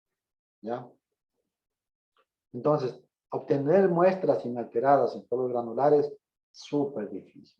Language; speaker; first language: Spanish; native; Spanish